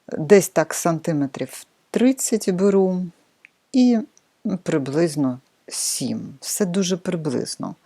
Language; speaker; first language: Ukrainian; non-native, local second language; Russian